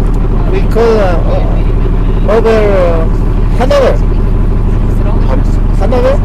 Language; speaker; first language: English; non-native, learner; Spanish